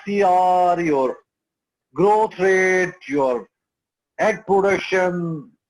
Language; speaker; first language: English; non-native, local second language; Urdu